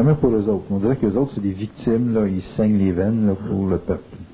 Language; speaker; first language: French; native; French